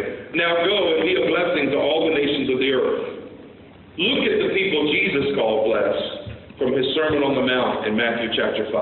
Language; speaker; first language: English; native; English